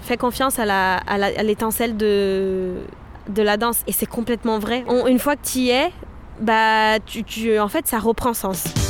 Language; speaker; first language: French; non-native, fluent; Portuguese